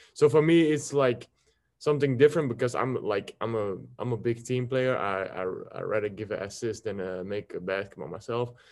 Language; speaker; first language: English; non-native, fluent; Dutch